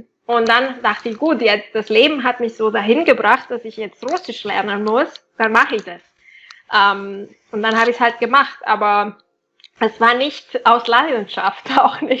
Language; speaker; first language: German; non-native, fluent; Catalan